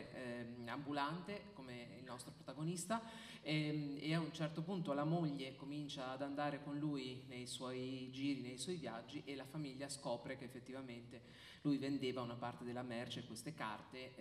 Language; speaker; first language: Italian; native; Italian